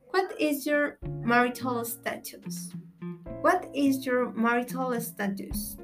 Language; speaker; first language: English; non-native, learner; Spanish